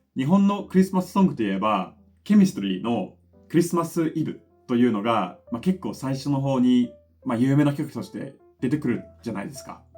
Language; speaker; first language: Japanese; non-native, fluent; English